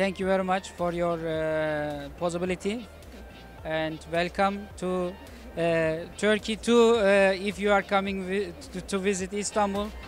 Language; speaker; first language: English; non-native, fluent; Turkish